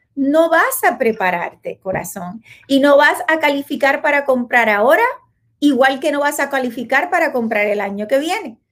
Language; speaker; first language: Spanish; native; Spanish